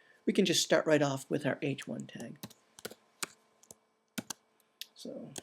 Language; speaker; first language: English; native; English